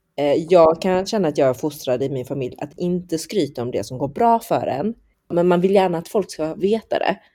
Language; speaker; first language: Swedish; early bilingual, other home language; Chinese